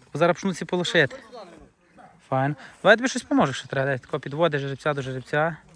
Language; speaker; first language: Ukrainian; native; Ukrainian